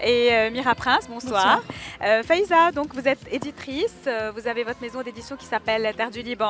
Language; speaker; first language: French; native; French